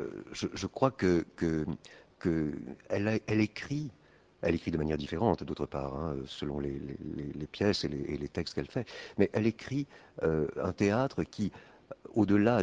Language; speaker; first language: French; native; French